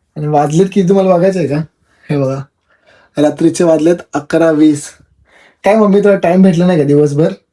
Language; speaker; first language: Marathi; non-native, local second language; Telugu